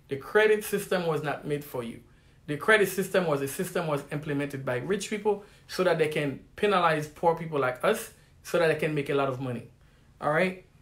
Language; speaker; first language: English; non-native, fluent; Haitian Creole